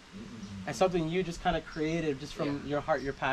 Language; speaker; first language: English; native; English